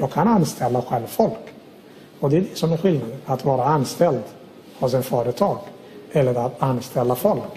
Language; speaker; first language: Swedish; non-native, local second language; Somali